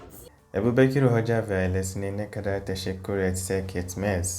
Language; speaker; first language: Turkish; non-native, fluent; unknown